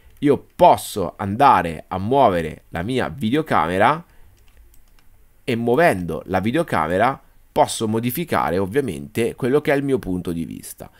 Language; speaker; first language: Italian; native; Italian